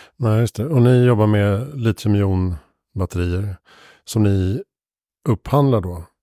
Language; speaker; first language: Swedish; native; Swedish